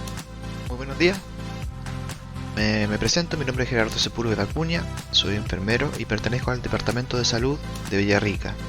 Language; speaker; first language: Spanish; native; Spanish